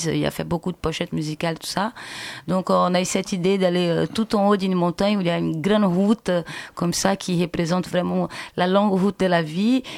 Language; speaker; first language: French; non-native, fluent; Portuguese